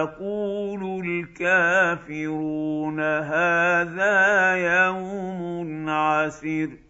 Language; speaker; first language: Arabic; native; Arabic